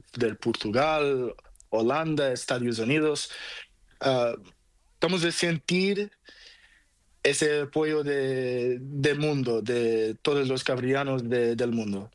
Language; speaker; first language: Spanish; non-native, learner; Portuguese